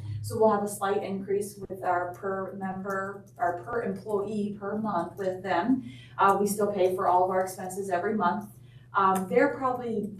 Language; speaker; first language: English; native; English